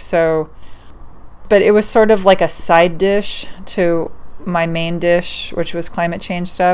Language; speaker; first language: English; native; English